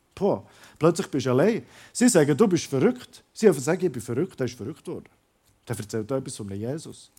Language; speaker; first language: German; early bilingual, other home language; Croatian